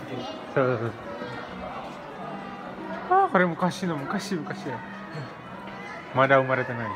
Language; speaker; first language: Japanese; non-native, learner; Sundanese